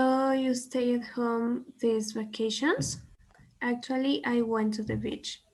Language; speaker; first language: English; non-native, learner; Spanish